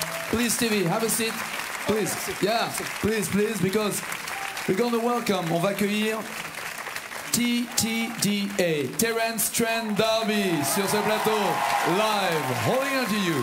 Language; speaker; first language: English; non-native, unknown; French